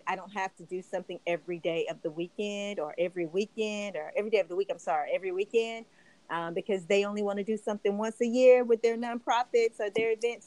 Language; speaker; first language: English; native; English